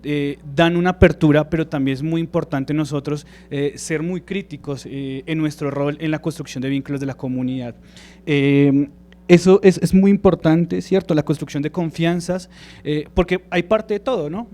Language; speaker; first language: Spanish; native; Spanish